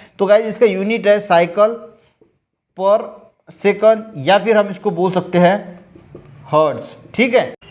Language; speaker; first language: Hindi; non-native, local second language; Marathi